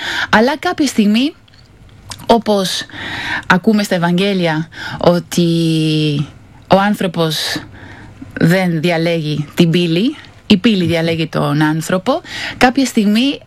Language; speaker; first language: Greek; non-native, fluent; Spanish